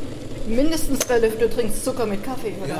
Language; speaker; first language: German; native; German